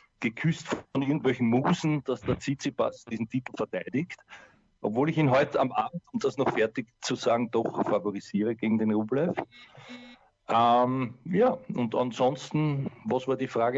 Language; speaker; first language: German; native; German